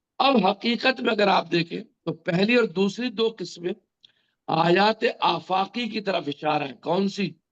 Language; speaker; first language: Urdu; native; Urdu